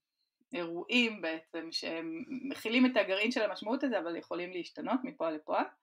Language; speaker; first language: Hebrew; native; Hebrew